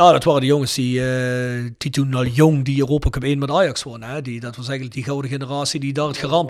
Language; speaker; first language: Dutch; native; Dutch